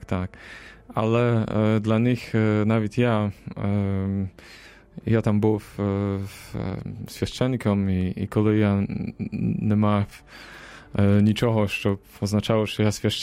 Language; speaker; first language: Ukrainian; non-native, fluent; Polish